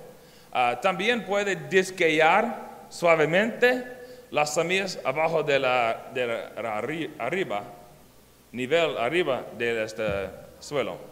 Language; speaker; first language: Spanish; non-native, learner; English